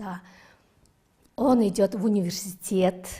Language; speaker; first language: Russian; non-native, fluent; Mongolian